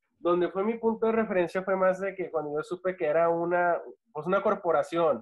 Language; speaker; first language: Spanish; native; Spanish